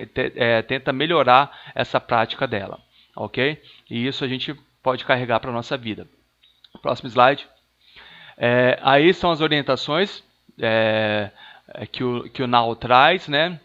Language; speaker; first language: Portuguese; native; Portuguese